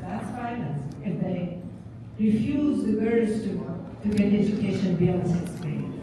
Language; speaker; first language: English; non-native, fluent; Persian